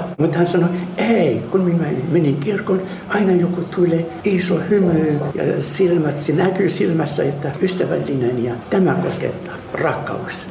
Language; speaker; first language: Finnish; non-native, fluent; Arabic